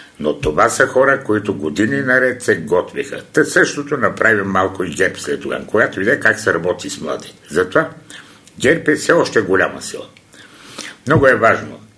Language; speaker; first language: Bulgarian; non-native, local second language; Turkish